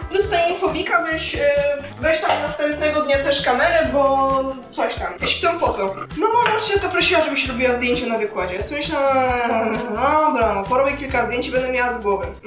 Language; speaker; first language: Polish; native; Polish